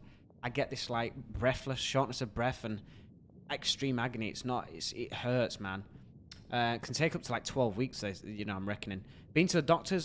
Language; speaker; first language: English; native; English